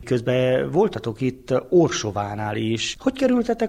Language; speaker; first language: Hungarian; native; Hungarian